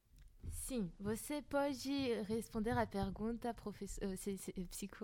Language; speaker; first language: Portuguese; non-native, learner; French